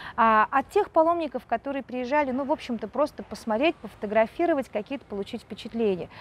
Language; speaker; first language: Russian; native; Russian